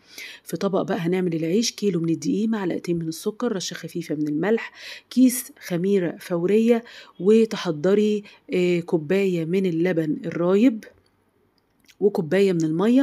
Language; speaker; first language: Arabic; native; Arabic